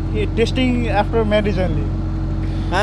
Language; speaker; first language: English; non-native, learner; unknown